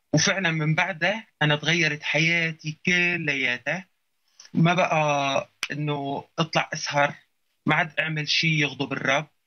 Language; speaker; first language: Arabic; native; Arabic